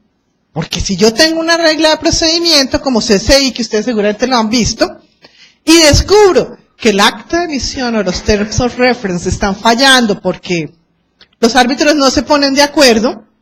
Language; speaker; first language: Spanish; native; Spanish